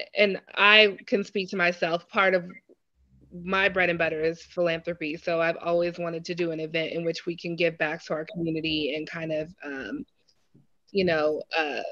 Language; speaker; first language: English; native; English